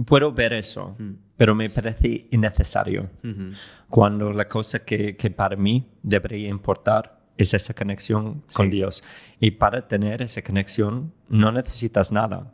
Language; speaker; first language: Spanish; non-native, fluent; English